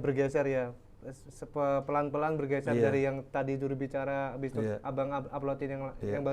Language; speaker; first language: Indonesian; native; Indonesian